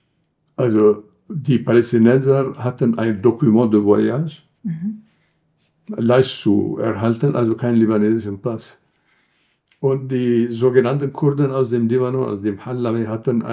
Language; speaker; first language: German; non-native, fluent; Arabic